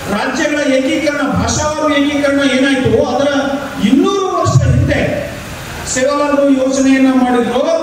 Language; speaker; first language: Kannada; non-native, local second language; Lambadi